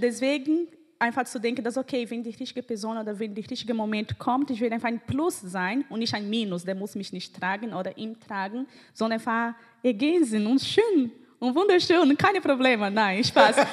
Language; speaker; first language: German; non-native, fluent; Portuguese